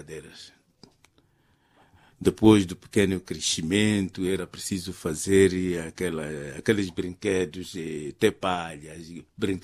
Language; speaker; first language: Portuguese; non-native, local second language; Makhuwa